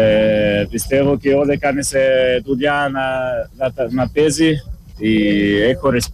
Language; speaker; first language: Greek; non-native, learner; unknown